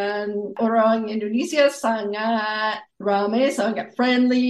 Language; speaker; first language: Indonesian; non-native, fluent; English